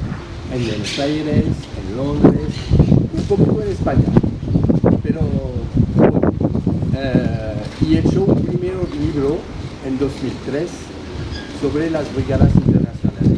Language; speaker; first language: Spanish; early bilingual, heritage; French